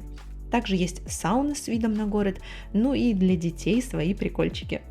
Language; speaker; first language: Russian; native; Russian